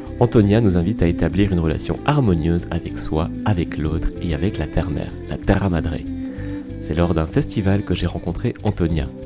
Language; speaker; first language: French; native; French